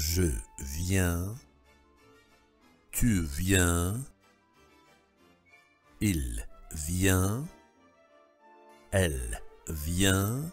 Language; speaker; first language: French; non-native, fluent; Russian